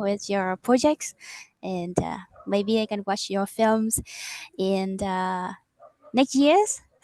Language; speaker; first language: English; non-native, learner; Vietnamese